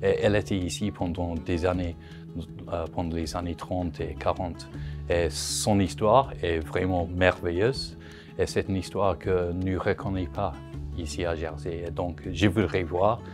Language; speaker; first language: French; non-native, fluent; English